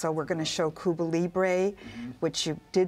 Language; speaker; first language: English; native; English